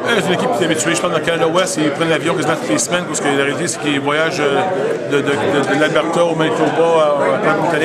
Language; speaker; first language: French; native; French